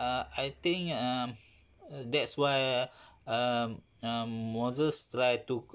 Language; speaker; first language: English; non-native, learner; Malay